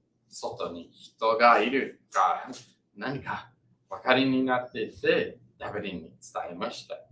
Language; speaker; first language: Japanese; non-native, learner; English